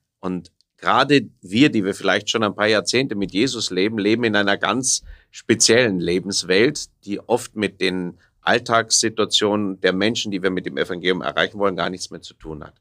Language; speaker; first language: German; native; German